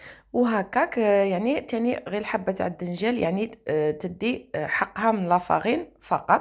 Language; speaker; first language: Arabic; native; Arabic